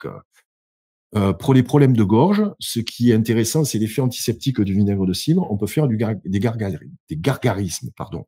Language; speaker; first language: French; native; French